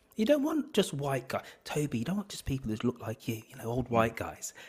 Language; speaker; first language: English; native; English